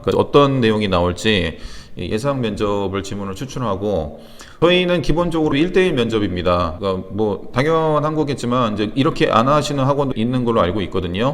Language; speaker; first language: Korean; native; Korean